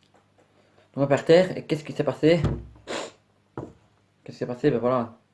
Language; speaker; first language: French; native; French